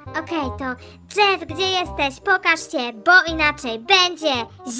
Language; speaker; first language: Polish; native; Polish